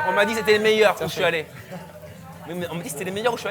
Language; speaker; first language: French; native; French